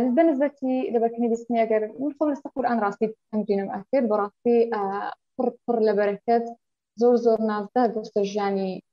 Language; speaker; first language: Central Kurdish; non-native, local second language; Kurdish